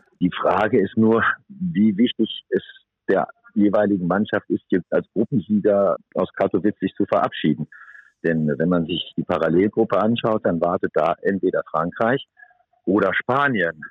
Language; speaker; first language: German; native; German